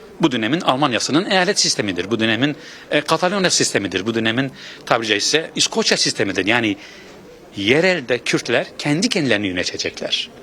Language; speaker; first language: Turkish; non-native, local second language; Kurdish